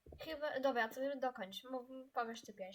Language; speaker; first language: Polish; native; Polish